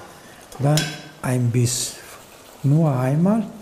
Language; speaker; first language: German; non-native, learner; Italian